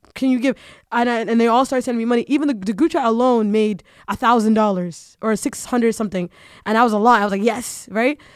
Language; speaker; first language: English; early bilingual, other home language; Somali